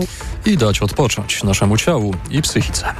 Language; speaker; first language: Polish; native; Polish